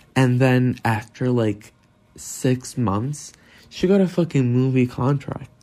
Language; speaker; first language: English; non-native, fluent; Portuguese